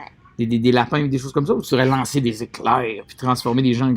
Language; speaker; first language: French; native; French